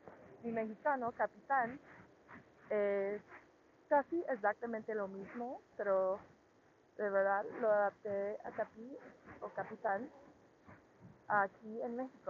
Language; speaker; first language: Spanish; non-native, learner; English